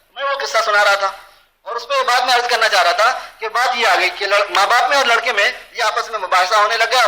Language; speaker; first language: Urdu; native; Urdu